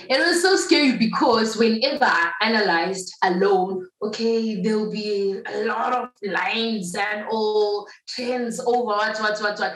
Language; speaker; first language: English; non-native, local second language; Zulu